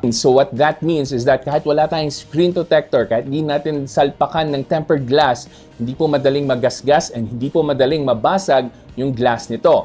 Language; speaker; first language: Filipino; native; Filipino